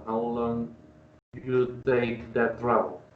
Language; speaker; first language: English; non-native, learner; Spanish